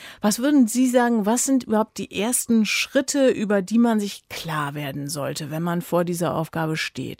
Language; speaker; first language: German; native; German